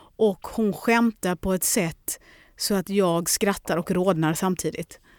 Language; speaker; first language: Swedish; early bilingual, other home language; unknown